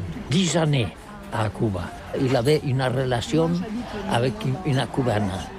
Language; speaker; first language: French; non-native, learner; Catalan